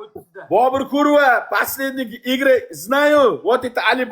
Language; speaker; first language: Russian; non-native, learner; Uzbek